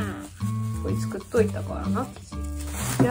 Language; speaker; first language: Japanese; native; Japanese